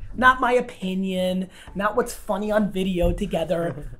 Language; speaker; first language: English; non-native, fluent; Russian